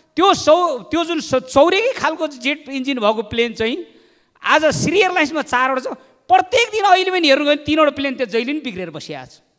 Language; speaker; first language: Nepali; non-native, local second language; Eastern Tamang